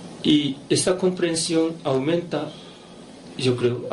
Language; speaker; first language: Spanish; non-native, fluent; Japanese